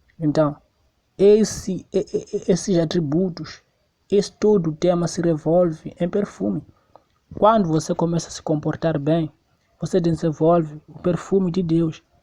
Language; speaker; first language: Portuguese; non-native, local second language; Tsonga